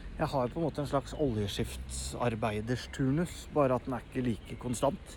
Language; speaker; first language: Norwegian; native; Norwegian